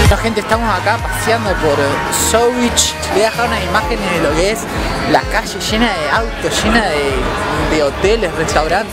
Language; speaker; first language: Spanish; native; Spanish